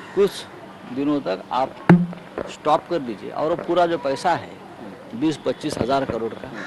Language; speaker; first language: Hindi; non-native, local second language; Marathi